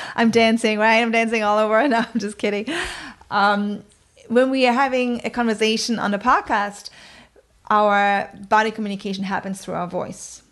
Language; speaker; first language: English; non-native, fluent; German